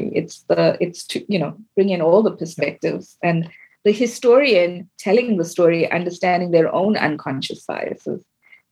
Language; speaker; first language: English; native; English